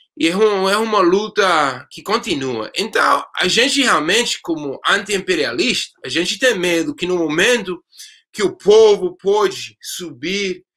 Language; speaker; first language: Portuguese; non-native, fluent; English